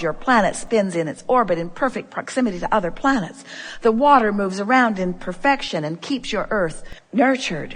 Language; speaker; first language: English; native; English